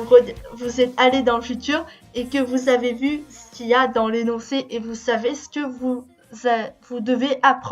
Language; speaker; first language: French; early bilingual, other home language; Korean